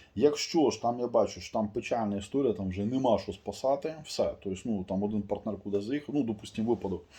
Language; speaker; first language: Ukrainian; native; Ukrainian